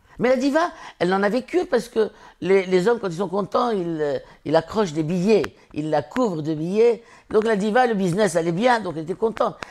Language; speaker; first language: French; non-native, local second language; Arabic